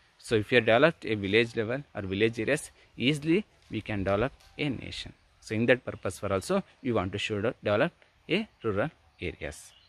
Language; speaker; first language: English; non-native, local second language; Kannada